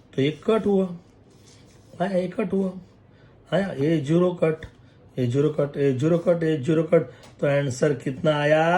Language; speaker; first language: Hindi; non-native, local second language; Marathi